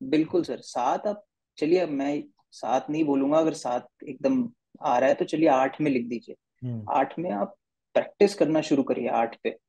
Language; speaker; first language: Hindi; native; Hindi